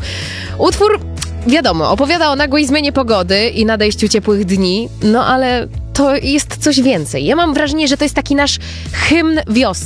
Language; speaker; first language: Polish; native; Polish